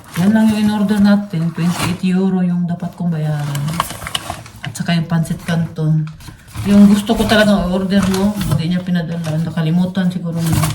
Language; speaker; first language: Filipino; non-native, local second language; Cebuano